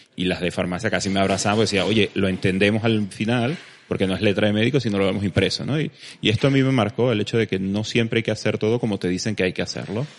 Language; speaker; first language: Spanish; native; Spanish